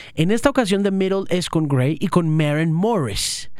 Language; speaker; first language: Spanish; native; Spanish